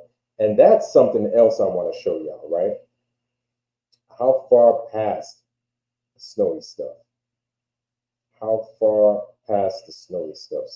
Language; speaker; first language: English; native; English